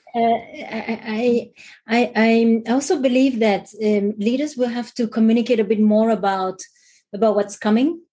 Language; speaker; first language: English; non-native, fluent; French